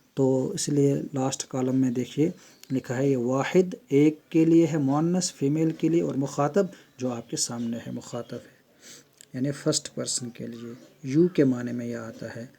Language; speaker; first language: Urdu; non-native, local second language; Kashmiri